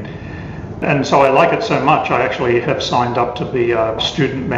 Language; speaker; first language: English; native; English